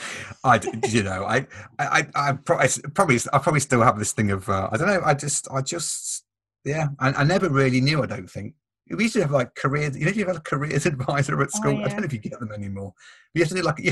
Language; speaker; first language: English; native; English